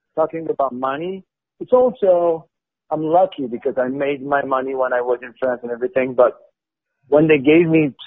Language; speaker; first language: English; non-native, fluent; Arabic